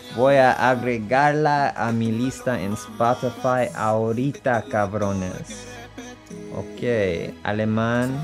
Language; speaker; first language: Spanish; non-native, learner; English